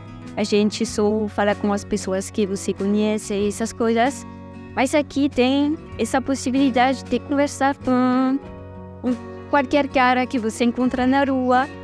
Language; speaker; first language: Portuguese; non-native, fluent; French